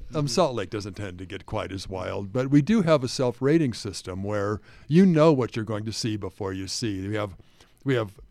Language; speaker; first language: English; native; English